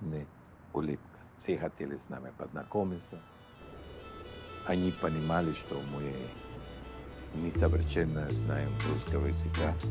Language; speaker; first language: Russian; non-native, learner; Spanish